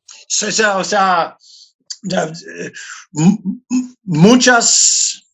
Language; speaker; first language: Spanish; non-native, learner; English